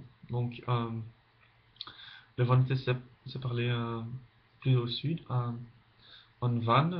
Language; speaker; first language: French; non-native, fluent; Dutch